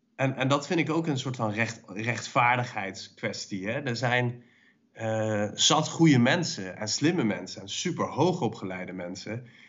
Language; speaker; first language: Dutch; early bilingual, other home language; Persian